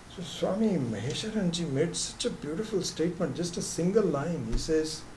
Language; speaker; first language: English; non-native, local second language; Hindi